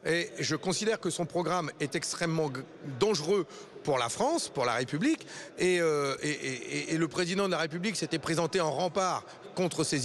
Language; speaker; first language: French; native; French